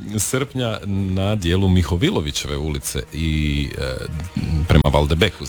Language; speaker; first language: Croatian; native; Croatian